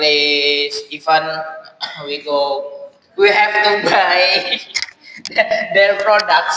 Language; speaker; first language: English; non-native, learner; Indonesian